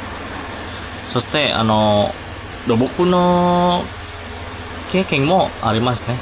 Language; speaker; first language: Japanese; non-native, learner; Indonesian